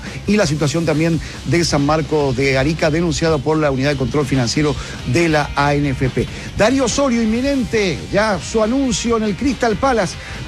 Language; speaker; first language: Spanish; native; Spanish